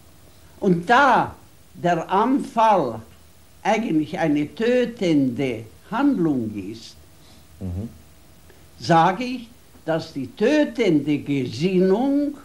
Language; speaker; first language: German; non-native, fluent; Hungarian